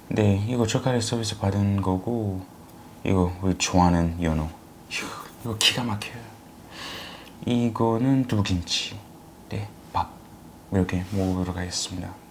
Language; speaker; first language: Korean; non-native, fluent; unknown